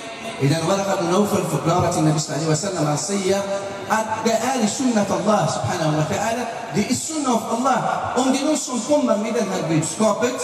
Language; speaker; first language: Swedish; non-native, fluent; Arabic